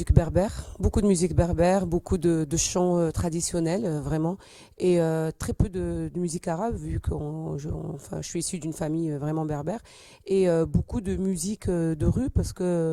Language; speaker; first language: French; native; French